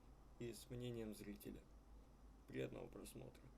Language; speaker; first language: Russian; native; Russian